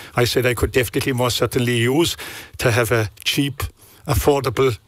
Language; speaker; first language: English; native; English